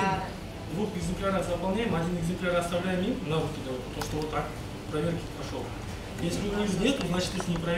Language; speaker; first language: Russian; non-native, local second language; Kyrgyz